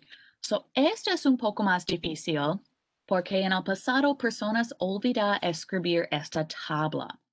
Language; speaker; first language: Spanish; non-native, learner; English